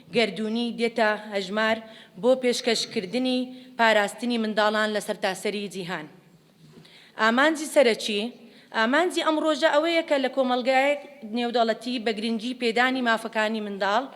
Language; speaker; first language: Central Kurdish; native; Central Kurdish